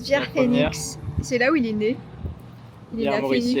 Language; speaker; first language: French; native; French